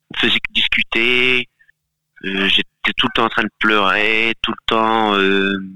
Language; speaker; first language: French; non-native, fluent; Galician